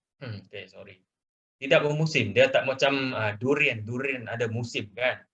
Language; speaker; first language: Malay; non-native, local second language; Chinese